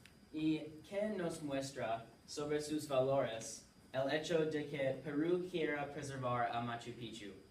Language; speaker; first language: Spanish; non-native, learner; English